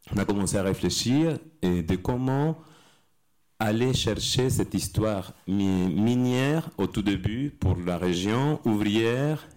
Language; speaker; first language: French; non-native, fluent; Spanish